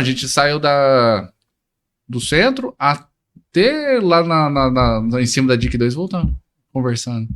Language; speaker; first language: Portuguese; native; Portuguese